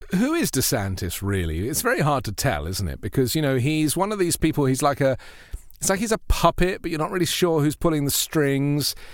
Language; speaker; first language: English; native; English